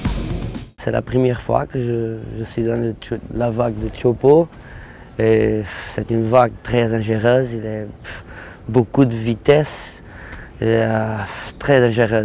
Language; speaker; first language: French; non-native, learner; Portuguese